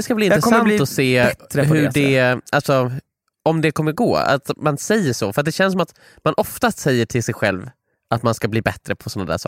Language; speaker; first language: Swedish; native; Swedish